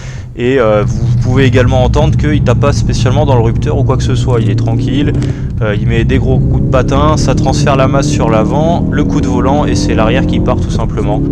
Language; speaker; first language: French; native; French